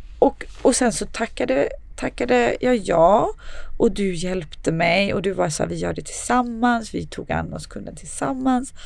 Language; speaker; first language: Swedish; early bilingual, other home language; Serbian